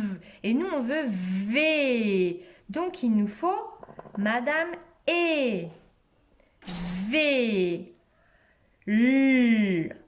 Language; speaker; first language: French; native; French